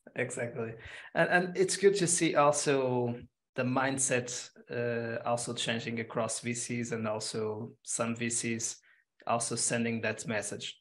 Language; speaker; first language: English; non-native, fluent; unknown